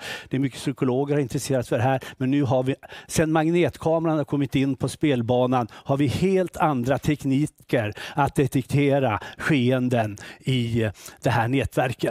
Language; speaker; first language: Swedish; native; Swedish